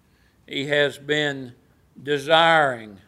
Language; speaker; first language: English; native; English